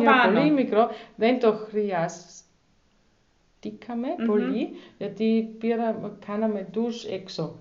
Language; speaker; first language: Greek; non-native, learner; German